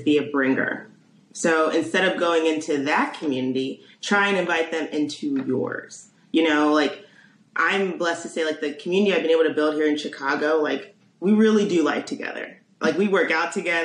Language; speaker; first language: English; native; English